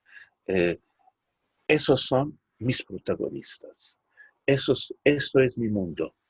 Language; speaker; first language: Spanish; early bilingual, heritage; Turkish